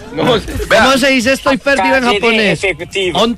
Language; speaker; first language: Spanish; native; Spanish